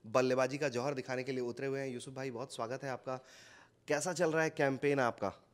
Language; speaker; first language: Hindi; native; Hindi